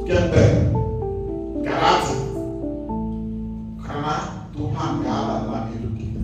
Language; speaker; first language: Indonesian; non-native, fluent; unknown